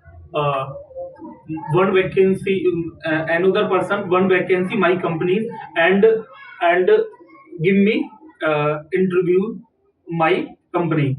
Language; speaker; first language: English; non-native, learner; Hindi